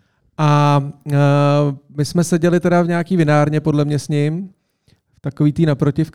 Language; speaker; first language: Czech; native; Czech